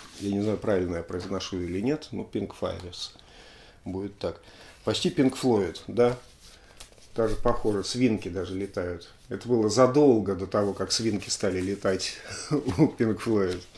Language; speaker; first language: Russian; native; Russian